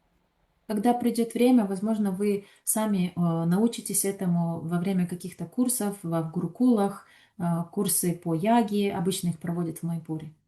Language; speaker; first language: Russian; native; Russian